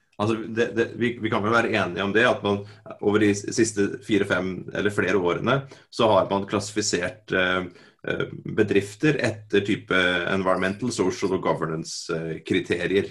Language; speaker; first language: Norwegian; native; Norwegian